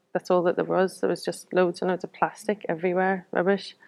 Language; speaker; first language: English; native; English